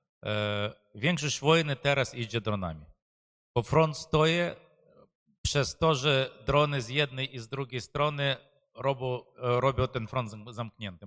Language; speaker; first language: Polish; non-native, fluent; Ukrainian